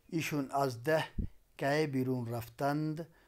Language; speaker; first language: Persian; non-native, local second language; Urdu